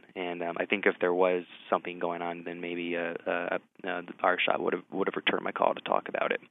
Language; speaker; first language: English; native; English